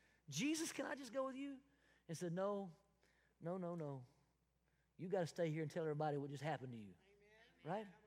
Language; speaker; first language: English; native; English